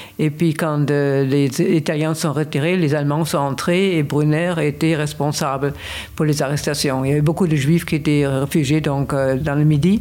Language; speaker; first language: French; non-native, fluent; German